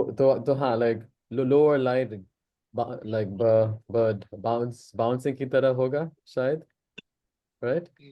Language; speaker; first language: Hindi; non-native, local second language; English